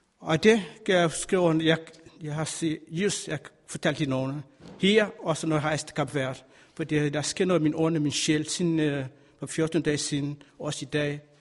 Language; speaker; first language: Danish; non-native, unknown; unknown